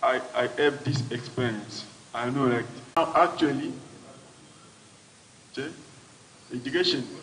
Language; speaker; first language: English; non-native, learner; French